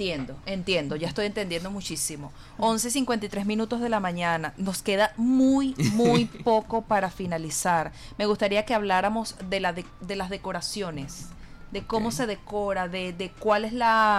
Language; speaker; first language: Spanish; native; Spanish